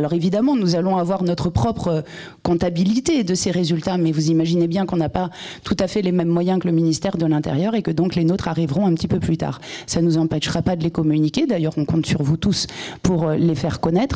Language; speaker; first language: French; native; French